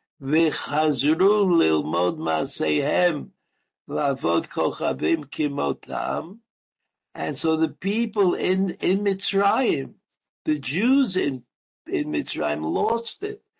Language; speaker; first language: English; native; English